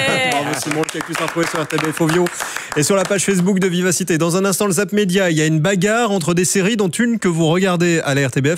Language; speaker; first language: French; native; French